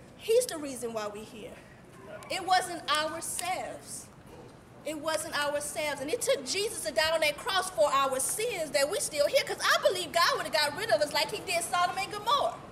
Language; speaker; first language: English; native; English